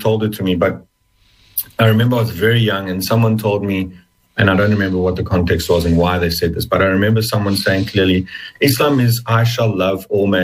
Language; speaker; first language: English; native; English